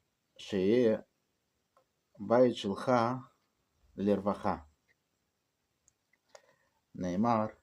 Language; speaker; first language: Hebrew; non-native, fluent; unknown